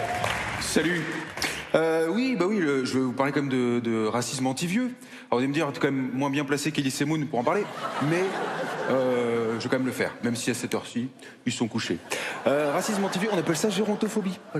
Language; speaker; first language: French; native; French